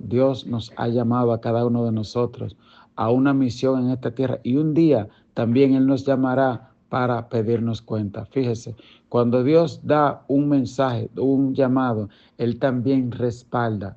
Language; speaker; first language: Spanish; native; Spanish